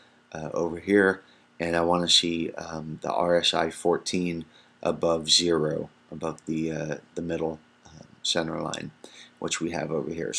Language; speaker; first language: English; native; English